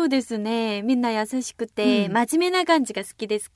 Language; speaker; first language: Japanese; non-native, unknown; Korean